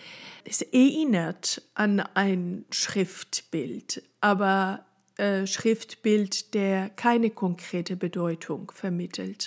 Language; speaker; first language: German; non-native, fluent; Persian